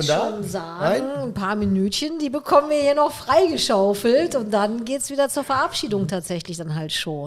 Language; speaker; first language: German; native; German